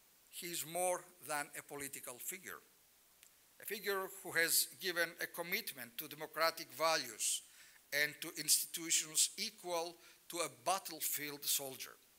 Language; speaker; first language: English; non-native, fluent; Greek